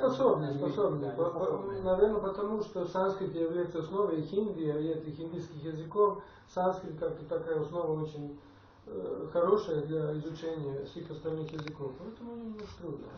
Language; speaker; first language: Russian; non-native, fluent; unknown